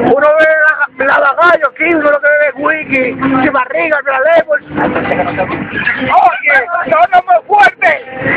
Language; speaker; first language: Spanish; native; Spanish